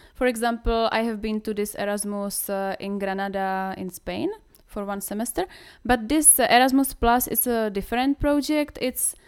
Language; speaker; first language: English; non-native, fluent; Czech